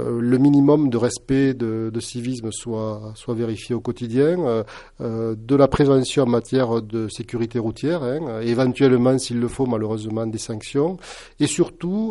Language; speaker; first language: French; native; French